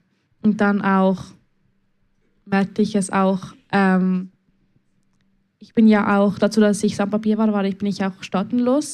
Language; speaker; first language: German; early bilingual, other home language; Spanish